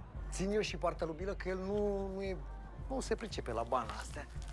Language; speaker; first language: Romanian; native; Romanian